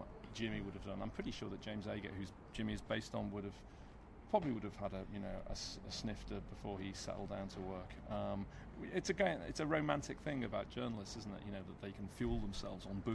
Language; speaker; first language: English; native; English